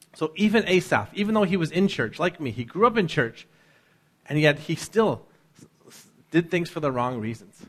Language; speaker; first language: English; native; English